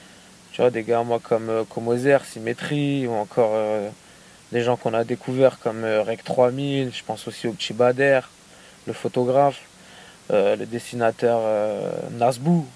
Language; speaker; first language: French; native; French